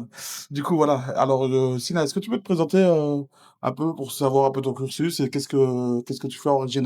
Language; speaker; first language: French; native; French